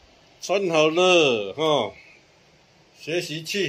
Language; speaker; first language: Chinese; non-native, local second language; Min Nan Chinese